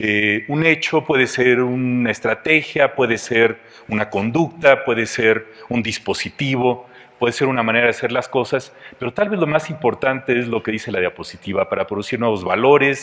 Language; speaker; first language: Spanish; native; Spanish